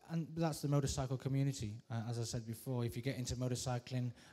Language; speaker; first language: English; native; English